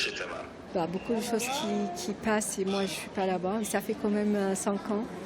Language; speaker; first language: French; non-native, learner; Arabic